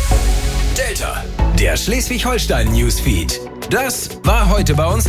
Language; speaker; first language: German; native; German